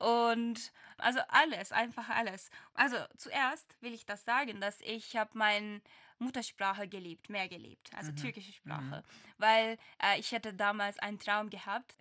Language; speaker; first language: German; non-native, learner; Turkish